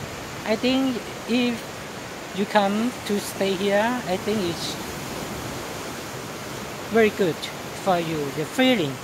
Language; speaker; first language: English; non-native, learner; Thai